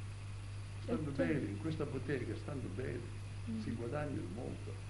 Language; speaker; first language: Italian; early bilingual, heritage; Italian